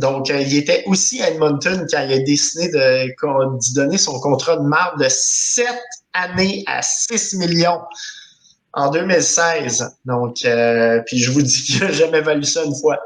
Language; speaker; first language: French; native; French